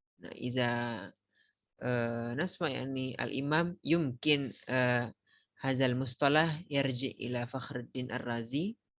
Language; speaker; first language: Arabic; non-native, fluent; Indonesian